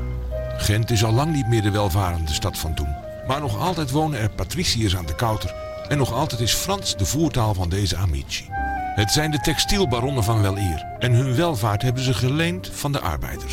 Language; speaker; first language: Dutch; native; Dutch